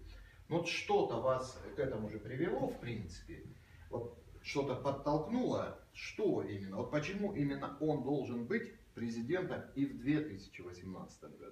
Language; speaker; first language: Russian; native; Russian